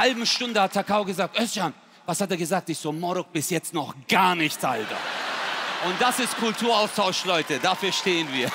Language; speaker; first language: German; early bilingual, other home language; Turkish